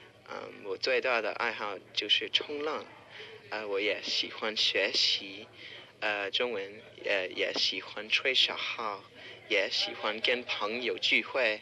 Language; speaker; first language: Chinese; non-native, learner; English